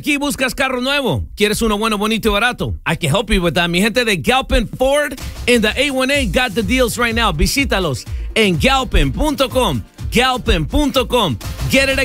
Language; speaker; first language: Spanish; early bilingual, heritage; Spanish